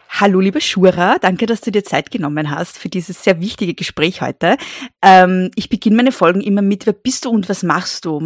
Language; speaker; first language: German; native; German